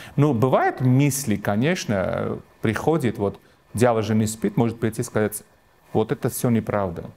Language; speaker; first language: Russian; non-native, local second language; Armenian